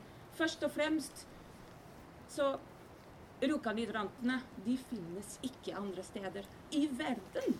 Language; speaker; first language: Norwegian; non-native, fluent; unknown